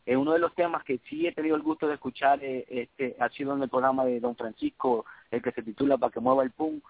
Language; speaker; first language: Spanish; early bilingual, heritage; Spanish